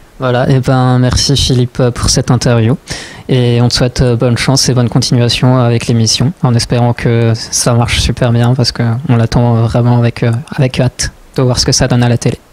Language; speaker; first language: French; native; French